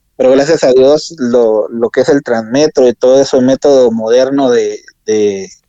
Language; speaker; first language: Spanish; native; Spanish